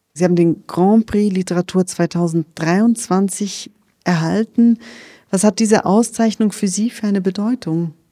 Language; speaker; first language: German; native; German